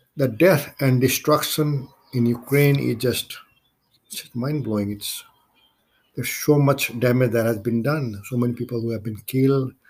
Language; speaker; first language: English; non-native, local second language; Maithili